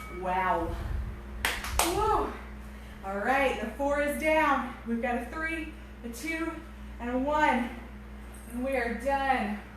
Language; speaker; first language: English; native; English